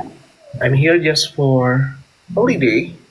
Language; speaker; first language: English; non-native, learner; Indonesian